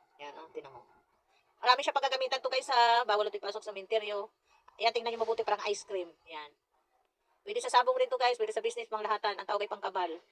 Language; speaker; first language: Filipino; non-native, local second language; Cebuano